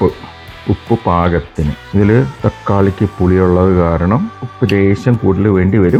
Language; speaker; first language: Malayalam; native; Malayalam